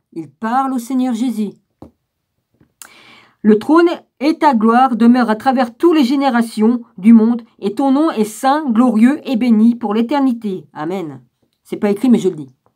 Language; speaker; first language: French; native; French